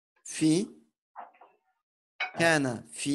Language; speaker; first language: Arabic; non-native, fluent; French